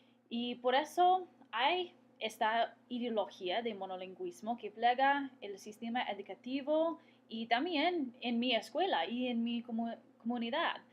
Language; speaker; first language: Spanish; non-native, fluent; English